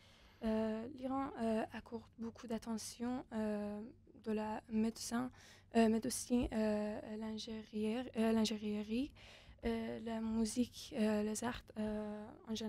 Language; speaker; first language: French; non-native, fluent; Persian